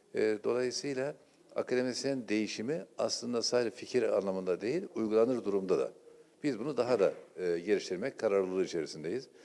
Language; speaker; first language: Turkish; native; Turkish